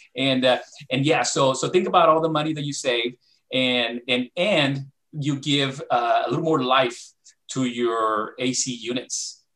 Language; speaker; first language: English; non-native, fluent; Spanish